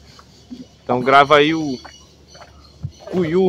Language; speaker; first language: Portuguese; native; Portuguese